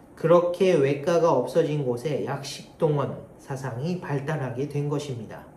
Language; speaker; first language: Korean; non-native, learner; Japanese